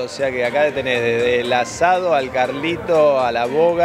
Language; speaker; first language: Spanish; native; Spanish